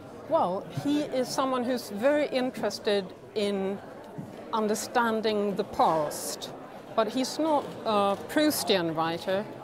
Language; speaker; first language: English; non-native, fluent; Swedish